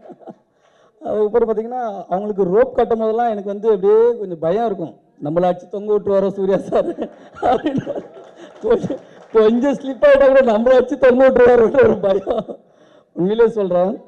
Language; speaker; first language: Tamil; native; Tamil